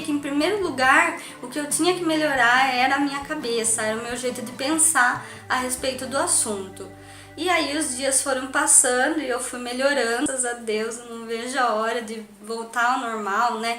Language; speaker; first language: Portuguese; native; Portuguese